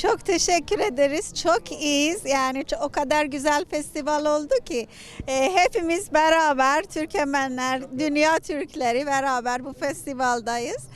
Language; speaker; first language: Turkish; non-native, fluent; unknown